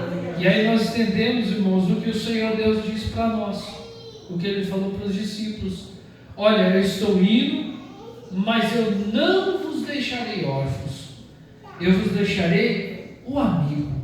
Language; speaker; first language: Portuguese; native; Portuguese